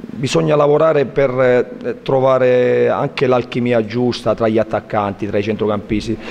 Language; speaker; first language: Italian; native; Italian